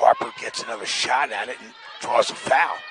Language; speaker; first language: English; native; English